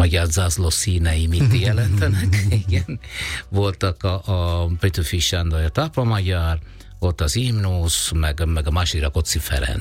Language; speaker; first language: Hungarian; non-native, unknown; Italian